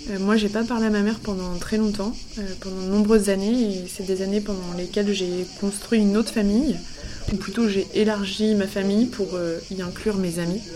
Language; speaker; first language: French; native; French